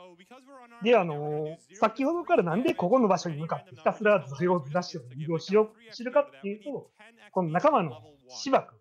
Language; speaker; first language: Japanese; native; Japanese